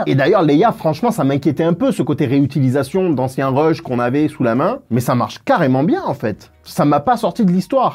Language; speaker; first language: French; native; French